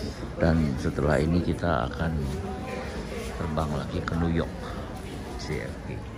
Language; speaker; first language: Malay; non-native, local second language; Javanese